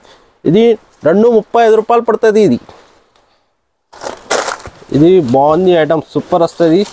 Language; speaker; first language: Telugu; non-native, local second language; Urdu